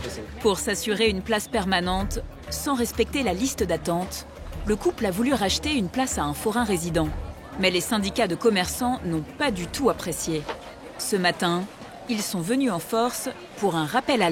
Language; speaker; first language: French; native; French